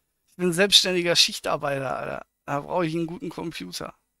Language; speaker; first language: German; native; German